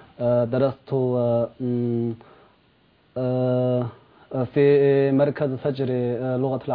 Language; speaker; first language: Arabic; non-native, learner; Chinese